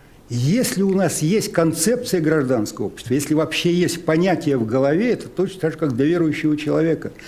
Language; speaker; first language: Russian; native; Russian